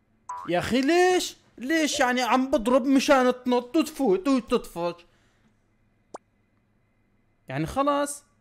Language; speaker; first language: Arabic; native; Arabic